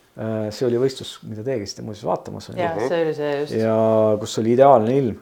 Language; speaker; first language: Estonian; native; Estonian